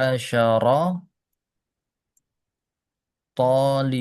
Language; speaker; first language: Arabic; non-native, fluent; Indonesian